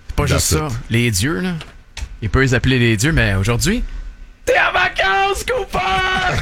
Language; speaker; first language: French; native; French